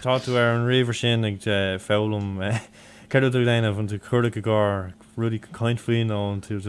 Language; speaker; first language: Irish; non-native, local second language; English